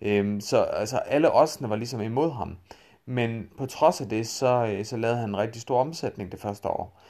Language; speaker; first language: Danish; native; Danish